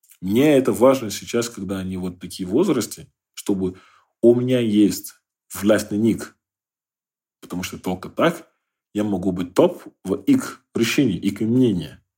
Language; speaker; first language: Russian; non-native, fluent; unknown